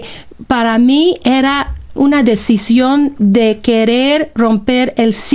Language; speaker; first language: Spanish; non-native, fluent; English